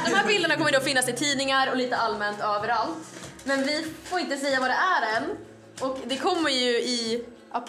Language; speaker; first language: Swedish; native; Swedish